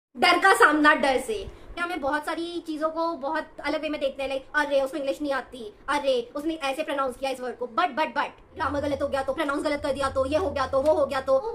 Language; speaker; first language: Hindi; native; Hindi